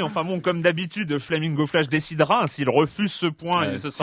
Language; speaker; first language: French; native; French